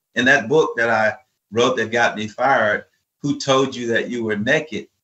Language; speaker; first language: English; native; English